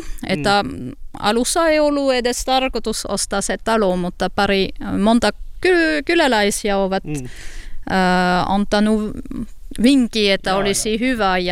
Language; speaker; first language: Finnish; non-native, learner; French